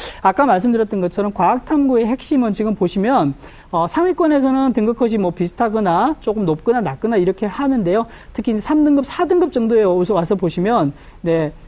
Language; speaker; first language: Korean; native; Korean